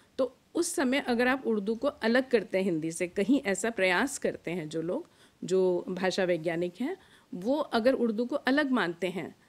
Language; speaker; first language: Hindi; native; Hindi